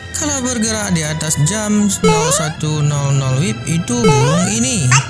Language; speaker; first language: Malay; non-native, local second language; Achinese